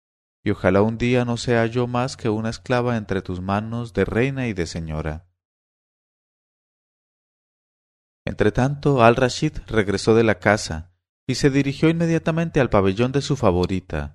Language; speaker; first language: Spanish; native; Spanish